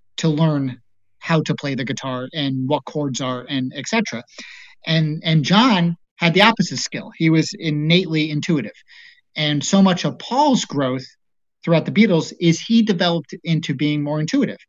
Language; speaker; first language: English; native; English